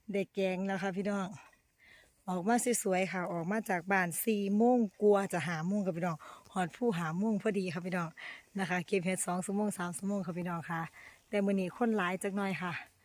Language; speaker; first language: Thai; non-native, local second language; Northeastern Thai